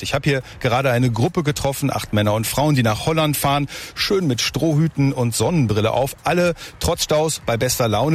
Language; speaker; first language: German; native; German